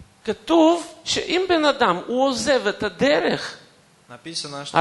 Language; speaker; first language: Hebrew; non-native, fluent; Russian